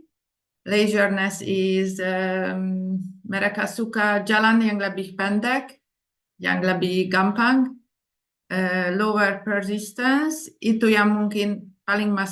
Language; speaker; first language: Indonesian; non-native, fluent; Hungarian